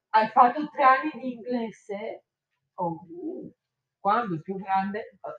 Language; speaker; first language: Italian; non-native, fluent; Romanian